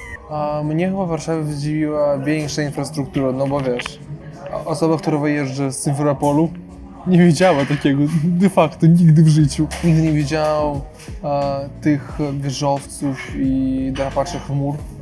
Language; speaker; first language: Polish; non-native, fluent; Russian